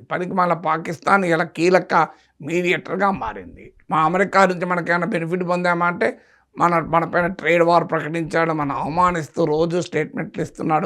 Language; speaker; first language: Telugu; native; Telugu